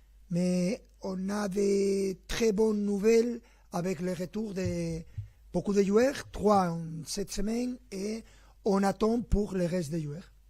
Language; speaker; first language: French; non-native, fluent; Spanish